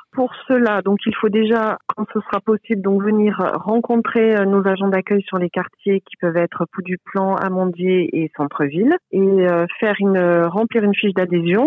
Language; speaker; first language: French; native; French